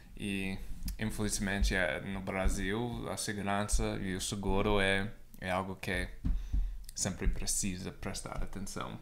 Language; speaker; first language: Portuguese; non-native, fluent; English